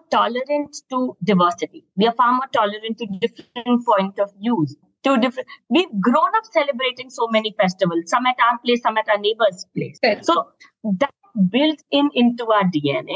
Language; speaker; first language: English; non-native, local second language; Hindi